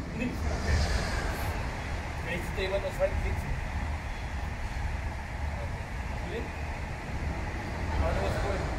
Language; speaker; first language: German; native; German